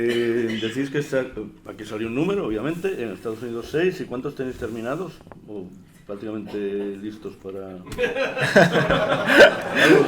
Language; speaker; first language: Spanish; native; Spanish